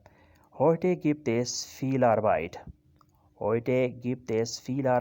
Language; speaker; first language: German; non-native, fluent; Urdu